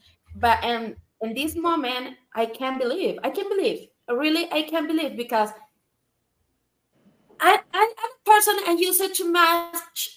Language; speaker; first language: English; non-native, learner; Spanish